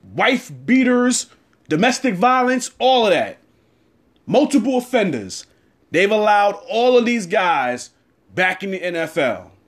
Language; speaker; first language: English; native; English